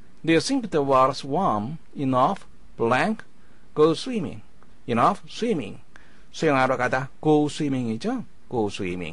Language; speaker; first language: English; non-native, fluent; Korean